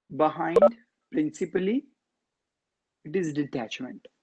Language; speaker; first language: English; non-native, local second language; Marathi